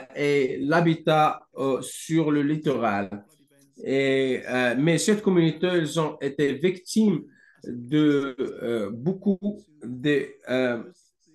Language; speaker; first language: French; non-native, fluent; English